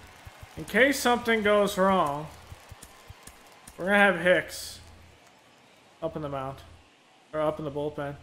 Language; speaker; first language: English; native; English